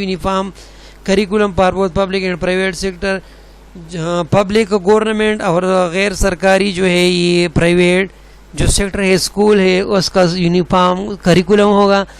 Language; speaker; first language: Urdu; non-native, local second language; Pashto